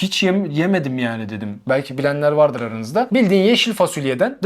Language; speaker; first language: Turkish; non-native, fluent; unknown